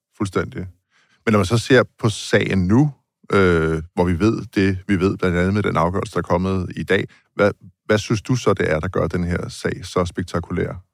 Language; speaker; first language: Danish; native; Danish